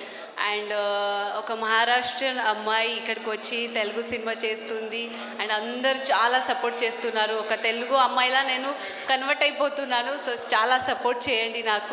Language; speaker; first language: Telugu; non-native, local second language; Marathi